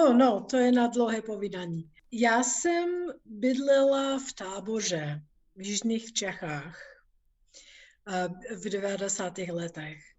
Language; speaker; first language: Czech; non-native, fluent; English